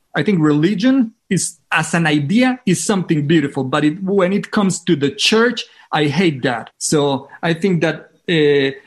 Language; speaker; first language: English; non-native, fluent; Spanish